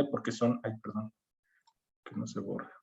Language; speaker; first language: Spanish; native; Spanish